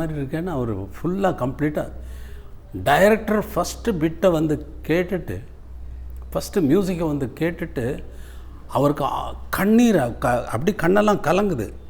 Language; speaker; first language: Tamil; native; Tamil